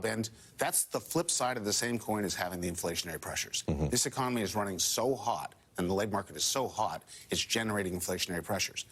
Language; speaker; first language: English; native; English